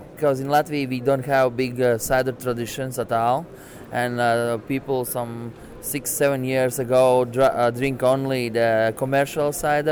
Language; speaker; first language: English; non-native, learner; Latvian